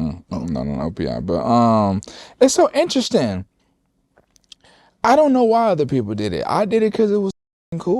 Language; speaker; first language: English; native; English